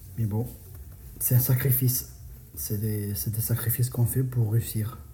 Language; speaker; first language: French; non-native, fluent; Albanian